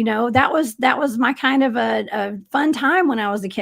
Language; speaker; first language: English; native; English